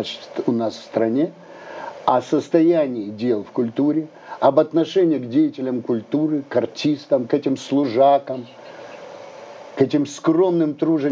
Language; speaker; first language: Russian; native; Russian